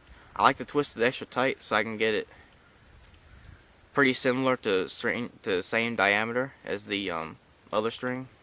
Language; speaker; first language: English; native; English